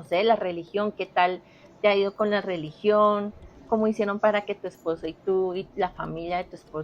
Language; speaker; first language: Spanish; native; Spanish